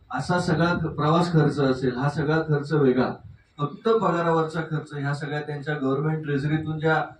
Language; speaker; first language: Marathi; native; Marathi